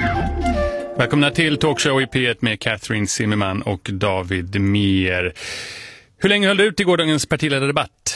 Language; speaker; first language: Swedish; native; Swedish